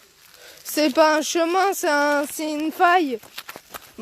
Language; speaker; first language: French; native; French